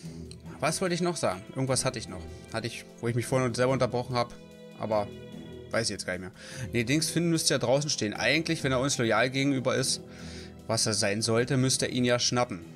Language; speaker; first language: German; native; German